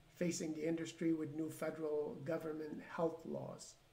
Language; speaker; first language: English; non-native, fluent; Persian